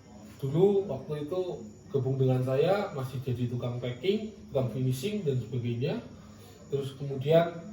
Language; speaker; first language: Indonesian; native; Indonesian